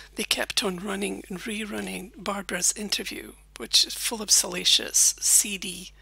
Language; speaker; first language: English; native; English